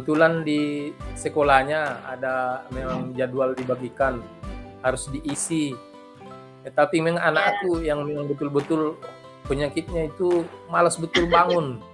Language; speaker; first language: Indonesian; non-native, local second language; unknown